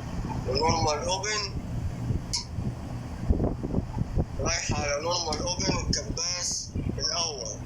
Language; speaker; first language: Arabic; native; Arabic